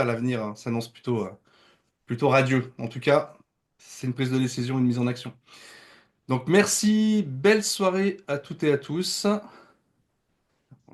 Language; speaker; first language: French; native; French